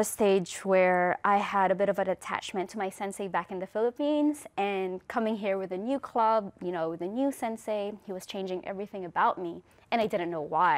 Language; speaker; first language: English; non-native, local second language; Filipino